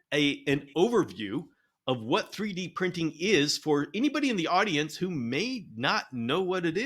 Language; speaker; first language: English; native; English